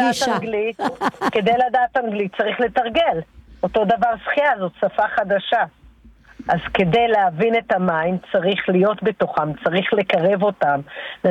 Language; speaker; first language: Hebrew; native; Hebrew